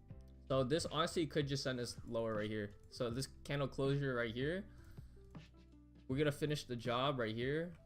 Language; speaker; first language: English; native; English